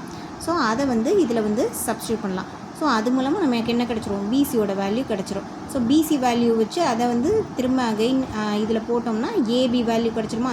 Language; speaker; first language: Tamil; native; Tamil